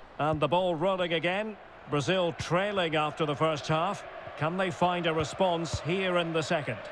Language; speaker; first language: English; native; English